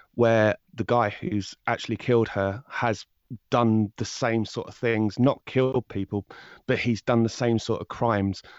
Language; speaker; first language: English; native; English